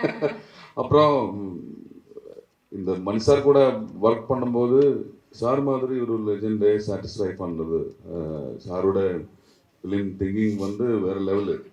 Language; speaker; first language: Tamil; non-native, learner; Malayalam